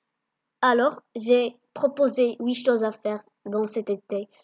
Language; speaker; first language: French; non-native, learner; Arabic